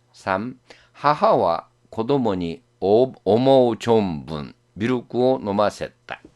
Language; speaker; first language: Japanese; non-native, fluent; Korean